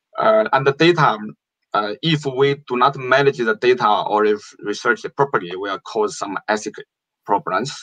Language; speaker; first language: English; non-native, fluent; Chinese